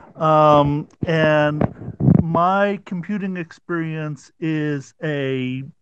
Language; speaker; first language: English; native; English